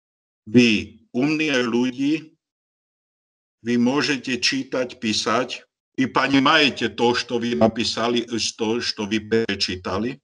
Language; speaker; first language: Russian; non-native, learner; Slovak